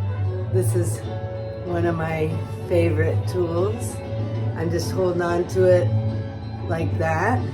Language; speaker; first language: English; native; English